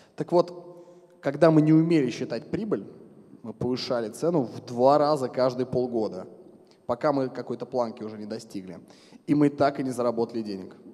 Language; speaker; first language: Russian; native; Russian